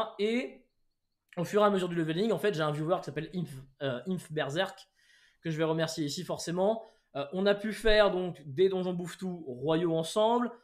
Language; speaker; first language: French; native; French